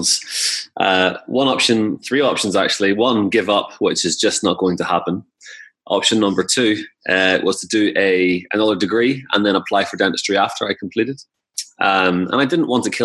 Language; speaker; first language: English; native; English